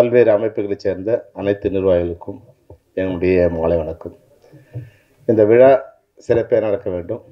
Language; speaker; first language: Tamil; native; Tamil